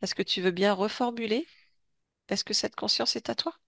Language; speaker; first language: French; native; French